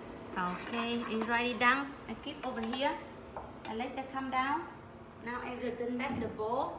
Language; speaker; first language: English; non-native, learner; Vietnamese